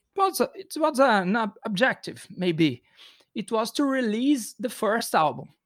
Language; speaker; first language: English; non-native, learner; Portuguese